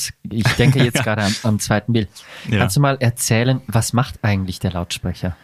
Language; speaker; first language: German; native; German